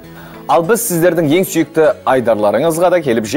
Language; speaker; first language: Kazakh; native; Kazakh